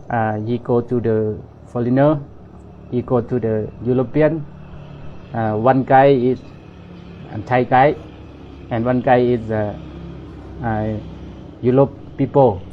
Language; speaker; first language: English; non-native, learner; Thai